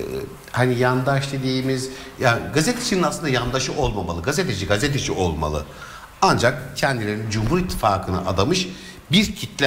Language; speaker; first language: Turkish; native; Turkish